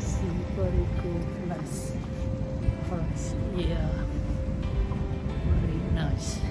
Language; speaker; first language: English; non-native, learner; Khmer